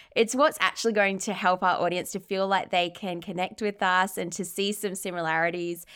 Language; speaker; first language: English; native; English